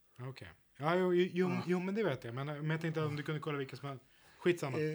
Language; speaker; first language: Swedish; native; Swedish